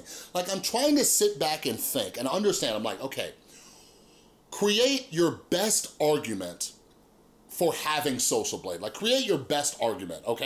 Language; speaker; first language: English; native; English